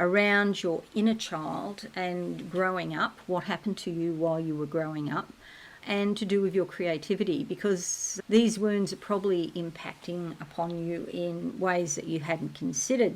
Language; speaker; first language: English; native; English